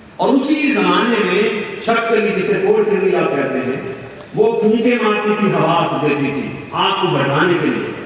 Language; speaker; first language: Urdu; non-native, local second language; Punjabi